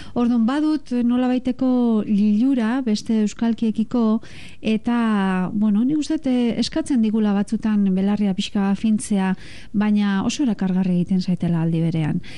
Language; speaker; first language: Basque; native; Basque